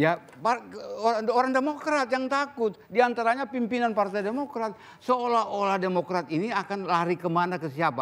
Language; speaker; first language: Indonesian; native; Indonesian